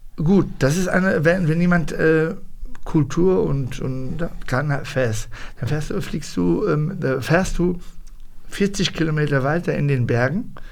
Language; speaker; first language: German; early bilingual, other home language; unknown